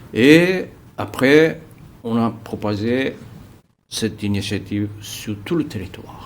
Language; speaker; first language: French; non-native, fluent; Japanese